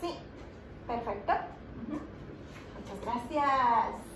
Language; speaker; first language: Spanish; non-native, fluent; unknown